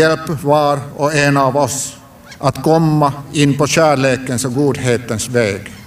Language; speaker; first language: Swedish; non-native, local second language; Finnish